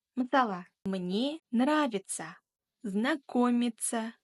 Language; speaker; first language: Russian; non-native, local second language; Kazakh